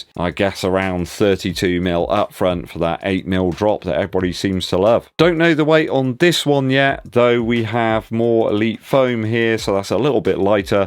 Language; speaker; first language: English; native; English